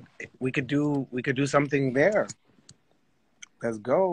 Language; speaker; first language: English; native; English